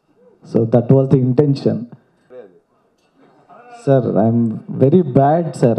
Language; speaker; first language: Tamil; non-native, learner; Kannada